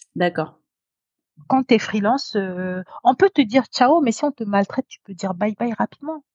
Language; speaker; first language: French; native; French